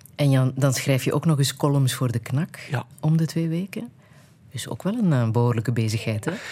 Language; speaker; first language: Dutch; native; Dutch